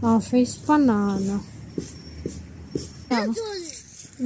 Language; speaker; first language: German; non-native, fluent; Tajik